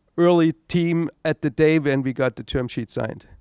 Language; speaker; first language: English; non-native, fluent; German